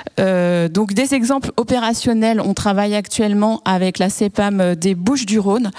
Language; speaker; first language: French; native; French